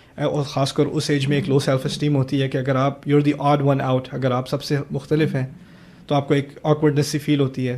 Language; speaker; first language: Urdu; early bilingual, heritage; German